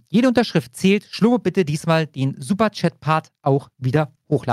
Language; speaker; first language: German; native; German